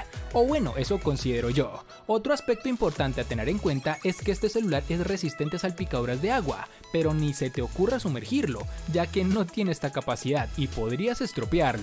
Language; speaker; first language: Spanish; native; Spanish